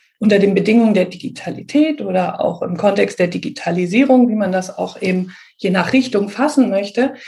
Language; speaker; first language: German; native; German